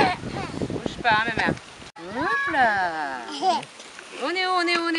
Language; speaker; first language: French; native; French